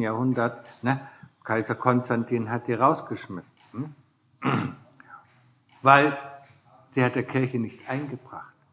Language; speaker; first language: German; non-native, fluent; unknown